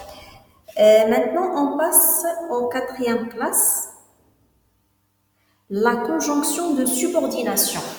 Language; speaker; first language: French; non-native, local second language; Arabic